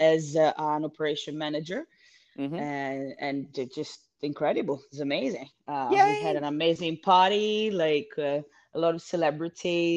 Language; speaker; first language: English; non-native, fluent; Italian